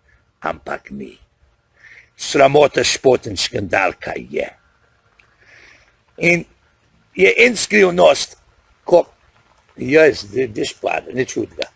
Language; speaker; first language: Slovenian; early bilingual, heritage; Slovenian